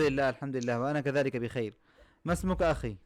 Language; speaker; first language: Arabic; non-native, fluent; Bangla